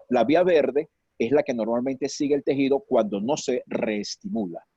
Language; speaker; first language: Spanish; native; Spanish